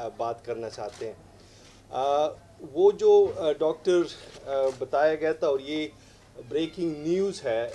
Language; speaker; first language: Urdu; non-native, local second language; Pashto